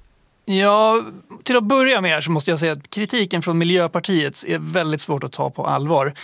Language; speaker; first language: Swedish; native; Swedish